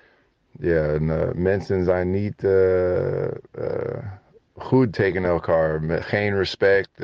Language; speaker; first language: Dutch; non-native, learner; English